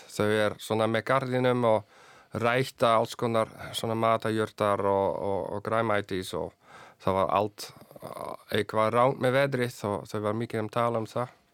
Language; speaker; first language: Icelandic; non-native, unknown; Dutch